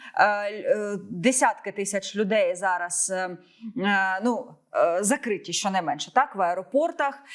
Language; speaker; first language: Ukrainian; native; Ukrainian